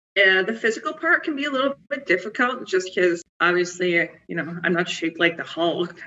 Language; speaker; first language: English; native; English